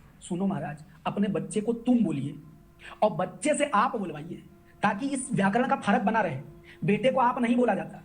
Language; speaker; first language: Hindi; native; Hindi